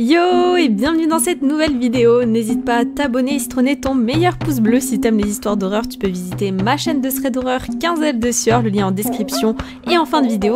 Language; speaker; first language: French; native; French